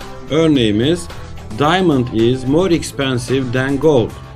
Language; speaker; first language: English; non-native, fluent; Turkish